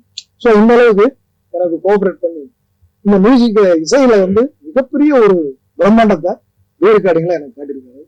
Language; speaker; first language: Tamil; native; Tamil